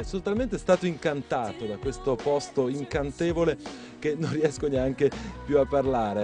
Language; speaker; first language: Italian; native; Italian